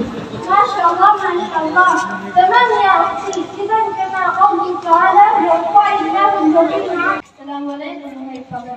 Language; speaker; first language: Arabic; non-native, learner; Maranao